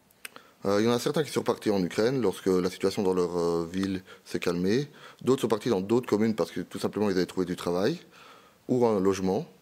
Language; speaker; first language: French; native; French